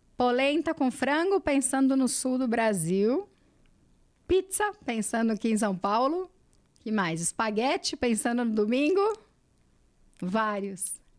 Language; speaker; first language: Portuguese; native; Portuguese